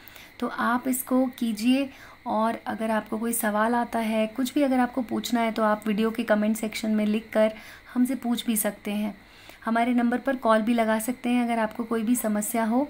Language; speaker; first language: Hindi; native; Hindi